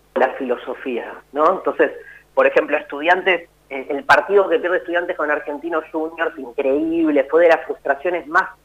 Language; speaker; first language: Spanish; native; Spanish